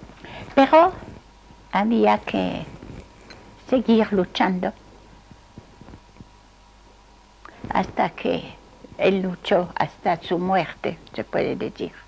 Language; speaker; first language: Spanish; non-native, fluent; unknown